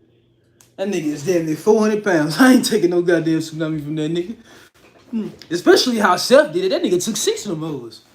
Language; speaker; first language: English; native; English